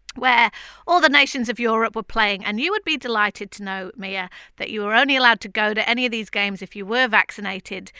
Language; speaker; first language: English; native; English